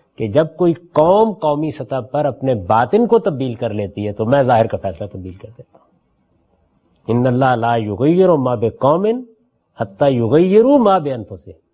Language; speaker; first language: Urdu; native; Urdu